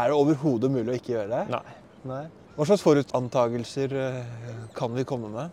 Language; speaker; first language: Norwegian; native; Norwegian